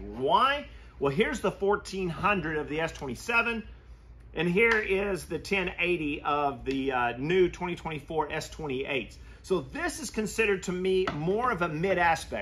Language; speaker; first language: English; native; English